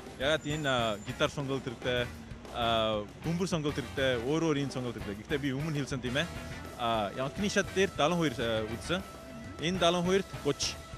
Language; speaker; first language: Mongolian; non-native, learner; English